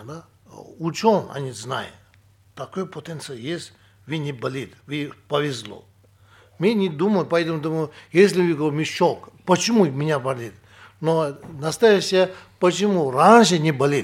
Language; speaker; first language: Russian; non-native, learner; Tibetan